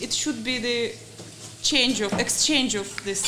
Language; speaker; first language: English; non-native, fluent; Russian